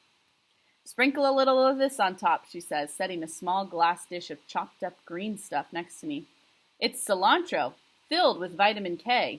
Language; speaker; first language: English; native; English